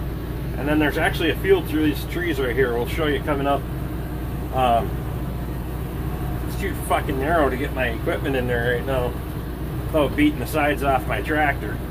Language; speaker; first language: English; native; English